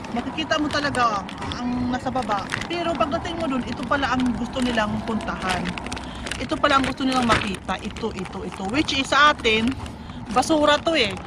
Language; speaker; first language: Filipino; native; Filipino